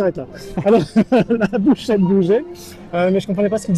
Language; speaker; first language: French; native; French